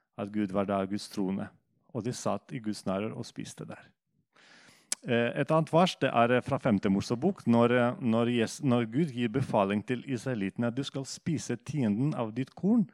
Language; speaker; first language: Norwegian; non-native, fluent; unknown